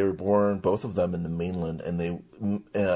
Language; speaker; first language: English; non-native, local second language; Chinese